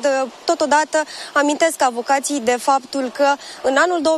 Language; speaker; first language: Romanian; native; Romanian